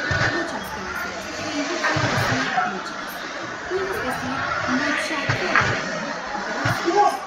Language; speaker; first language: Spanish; non-native, fluent; Persian